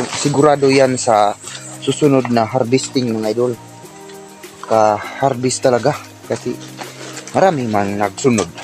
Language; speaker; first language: Filipino; non-native, local second language; Cebuano